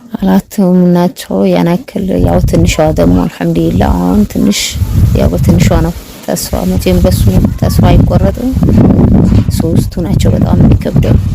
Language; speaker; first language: Amharic; non-native, local second language; Sebat Bet Gurage